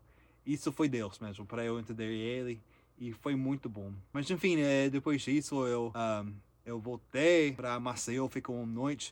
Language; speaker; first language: Portuguese; non-native, learner; English